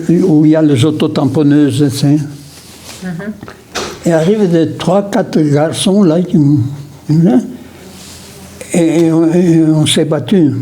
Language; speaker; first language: French; non-native, local second language; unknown